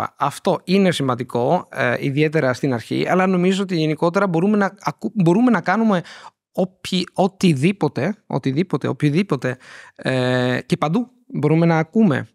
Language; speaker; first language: Greek; non-native, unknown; Italian